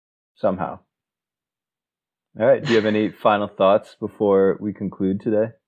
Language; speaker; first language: English; native; English